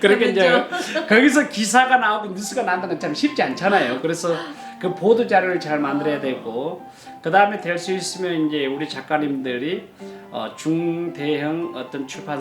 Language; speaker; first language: Korean; native; Korean